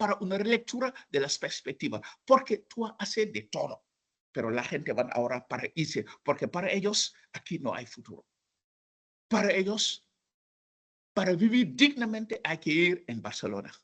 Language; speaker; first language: Spanish; non-native, fluent; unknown